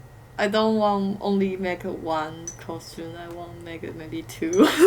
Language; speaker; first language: English; non-native, learner; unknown